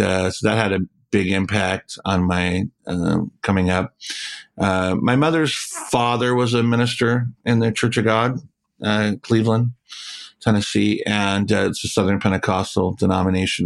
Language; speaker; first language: English; native; English